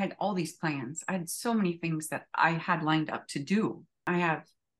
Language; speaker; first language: English; native; English